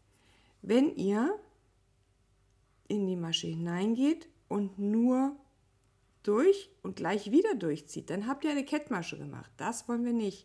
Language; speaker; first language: German; native; German